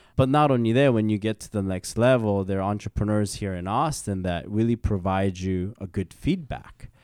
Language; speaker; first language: English; early bilingual, other home language; Korean